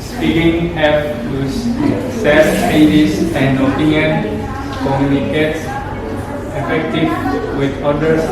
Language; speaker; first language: English; non-native, learner; Indonesian